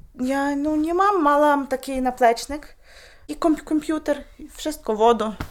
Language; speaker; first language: Polish; non-native, learner; Ukrainian